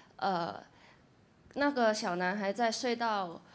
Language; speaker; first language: Chinese; non-native, local second language; Cantonese